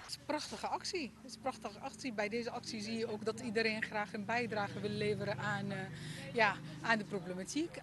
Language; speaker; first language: Dutch; non-native, fluent; Arabic